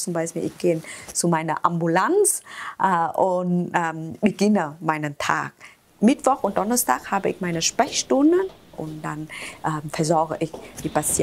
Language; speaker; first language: German; non-native, fluent; Vietnamese